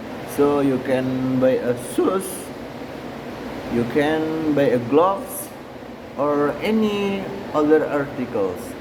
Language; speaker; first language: English; non-native, learner; Indonesian